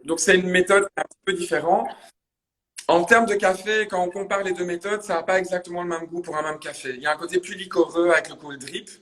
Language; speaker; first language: French; native; French